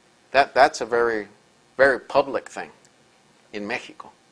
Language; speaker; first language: English; early bilingual, other home language; Spanish